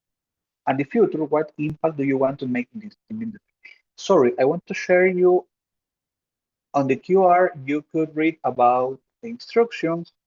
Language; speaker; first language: English; non-native, fluent; Spanish